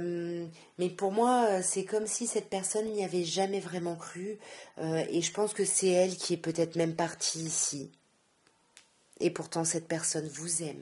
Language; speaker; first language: French; native; French